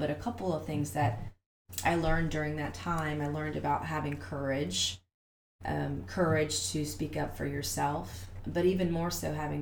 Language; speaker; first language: English; native; English